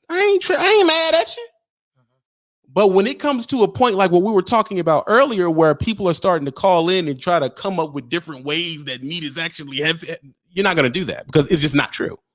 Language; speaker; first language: English; native; English